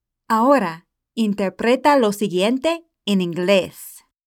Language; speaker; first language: Spanish; non-native, fluent; English